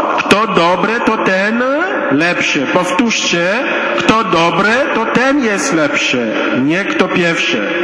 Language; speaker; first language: Polish; non-native, fluent; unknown